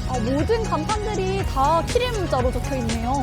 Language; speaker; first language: Korean; native; Korean